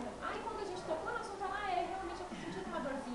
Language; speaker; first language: Portuguese; native; Portuguese